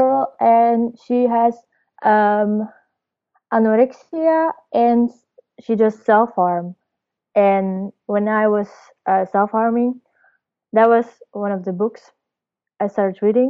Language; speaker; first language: English; non-native, fluent; Dutch